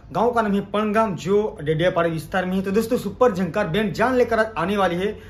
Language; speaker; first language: Hindi; non-native, local second language; Gamit